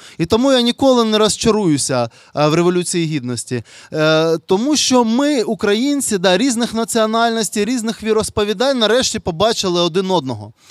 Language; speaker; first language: Ukrainian; non-native, local second language; Russian